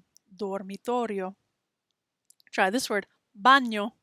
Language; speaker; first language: Spanish; non-native, fluent; English